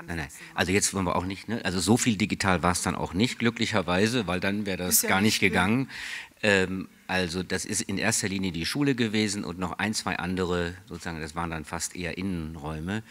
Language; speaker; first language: German; native; German